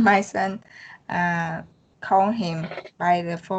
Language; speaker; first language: English; non-native, learner; Vietnamese